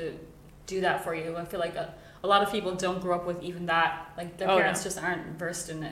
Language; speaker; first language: English; native; English